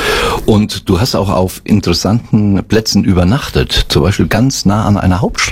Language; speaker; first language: German; native; German